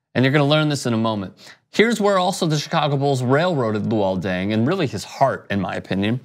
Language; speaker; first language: English; native; English